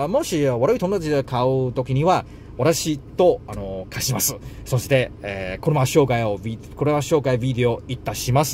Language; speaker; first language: Japanese; non-native, learner; Chinese